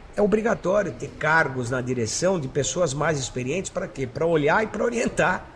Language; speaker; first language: Portuguese; native; Portuguese